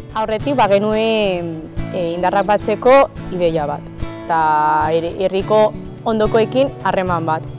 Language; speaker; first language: Basque; non-native, local second language; Spanish